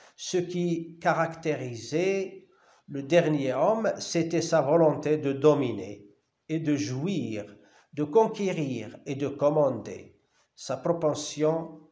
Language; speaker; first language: French; non-native, local second language; Arabic